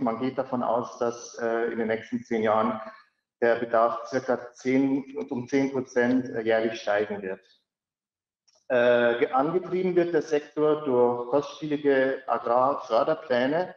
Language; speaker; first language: German; native; German